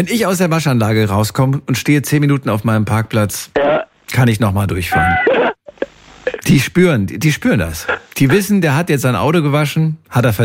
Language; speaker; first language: German; native; German